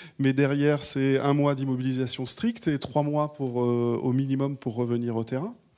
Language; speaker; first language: French; native; French